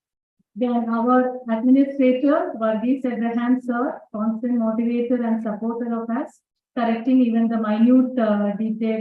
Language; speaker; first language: English; non-native, local second language; Malayalam